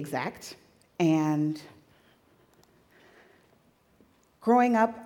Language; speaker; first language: English; native; English